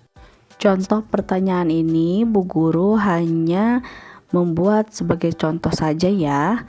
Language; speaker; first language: Indonesian; native; Indonesian